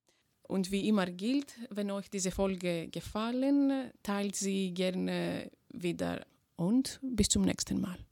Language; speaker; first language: German; non-native, fluent; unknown